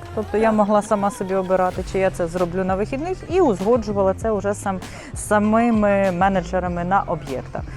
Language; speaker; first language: Ukrainian; native; Ukrainian